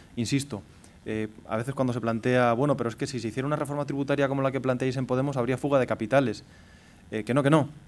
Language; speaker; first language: Spanish; native; Spanish